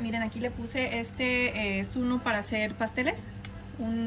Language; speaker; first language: Spanish; native; Spanish